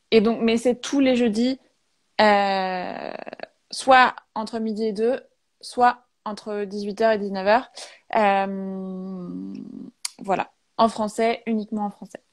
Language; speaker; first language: French; native; French